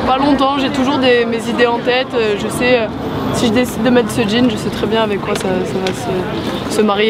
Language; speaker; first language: French; native; French